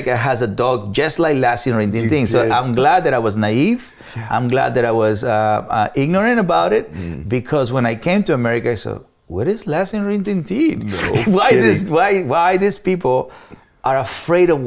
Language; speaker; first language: English; non-native, fluent; Spanish